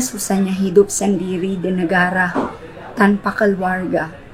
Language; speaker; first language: Indonesian; non-native, fluent; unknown